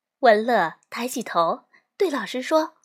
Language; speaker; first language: Chinese; native; Chinese